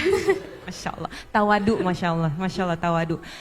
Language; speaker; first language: Indonesian; native; Indonesian